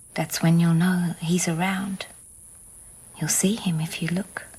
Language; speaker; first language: English; non-native, fluent; Danish